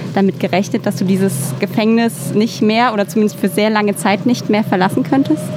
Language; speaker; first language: German; native; German